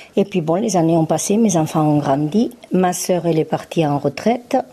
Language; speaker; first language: French; early bilingual, other home language; Spanish